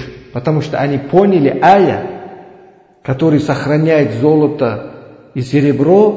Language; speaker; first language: Russian; non-native, learner; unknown